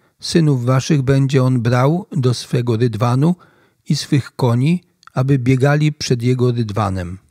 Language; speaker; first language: Polish; native; Polish